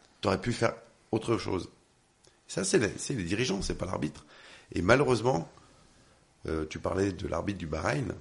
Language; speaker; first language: French; native; French